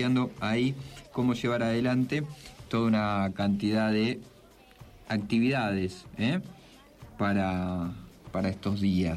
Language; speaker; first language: Spanish; native; Spanish